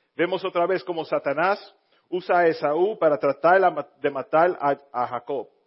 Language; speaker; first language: Spanish; early bilingual, heritage; Spanish